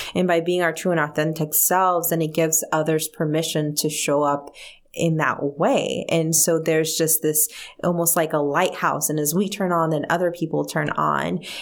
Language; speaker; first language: English; early bilingual, other home language; Spanish